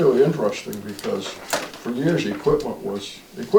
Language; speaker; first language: English; native; English